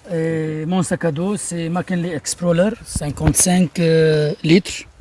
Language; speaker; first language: French; non-native, learner; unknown